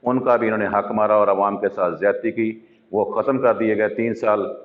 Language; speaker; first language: Urdu; non-native, local second language; Punjabi